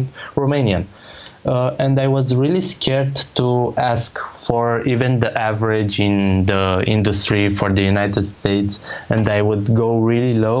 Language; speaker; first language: English; non-native, fluent; Romanian